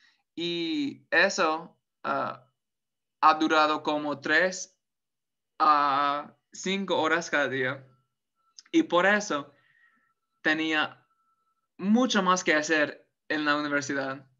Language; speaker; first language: Spanish; non-native, fluent; English